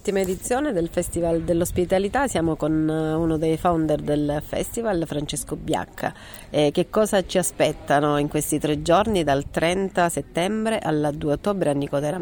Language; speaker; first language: Italian; native; Italian